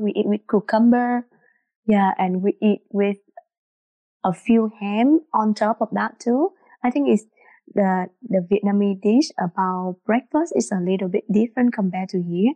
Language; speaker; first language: English; non-native, learner; Vietnamese